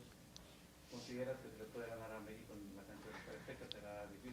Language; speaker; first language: Spanish; native; Spanish